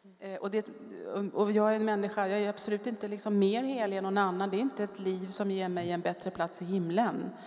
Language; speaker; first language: Swedish; native; Swedish